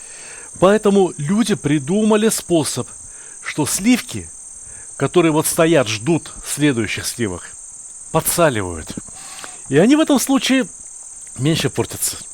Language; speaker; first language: Russian; native; Russian